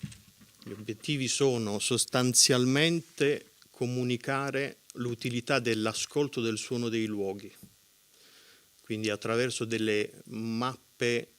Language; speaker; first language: Italian; native; Italian